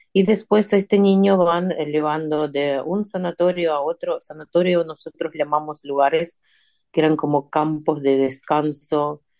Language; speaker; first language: Spanish; non-native, fluent; Ukrainian